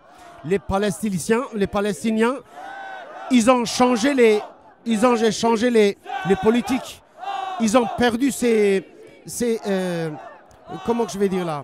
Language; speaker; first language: French; non-native, learner; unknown